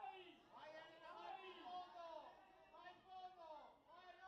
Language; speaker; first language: Italian; native; Italian